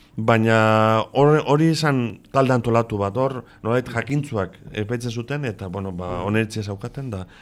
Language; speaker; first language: Basque; native; Basque